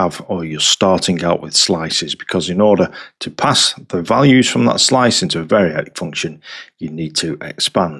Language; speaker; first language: English; native; English